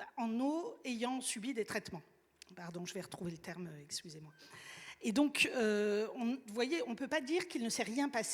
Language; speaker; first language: French; native; French